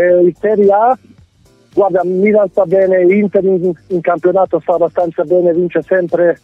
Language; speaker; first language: Italian; non-native, fluent; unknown